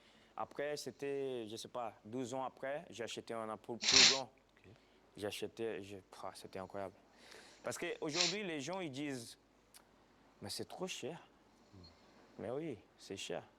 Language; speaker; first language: French; non-native, fluent; Portuguese